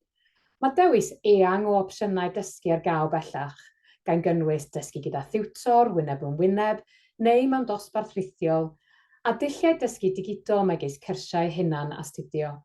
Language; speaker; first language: Welsh; native; Welsh